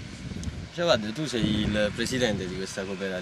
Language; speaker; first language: Italian; native; Italian